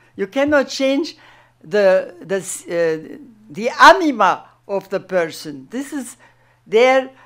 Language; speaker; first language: English; non-native, fluent; German